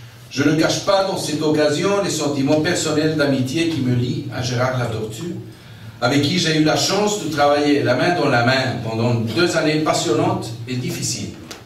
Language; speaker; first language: French; non-native, fluent; Spanish